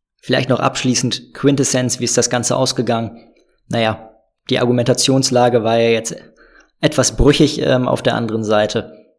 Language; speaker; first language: German; native; German